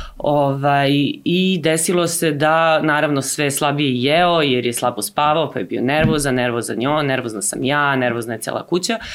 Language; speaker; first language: Serbian; native; Serbian